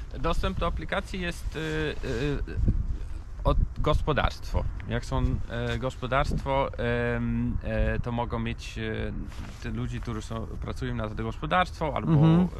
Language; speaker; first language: Polish; non-native, learner; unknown